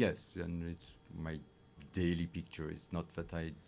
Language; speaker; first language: English; non-native, learner; French